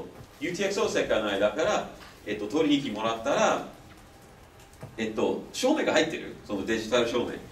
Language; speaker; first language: Japanese; non-native, fluent; English